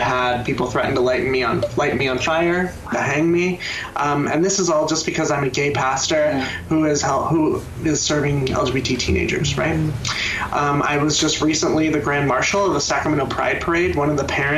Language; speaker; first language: English; native; English